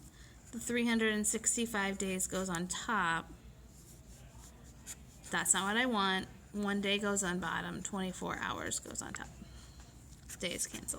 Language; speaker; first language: English; native; English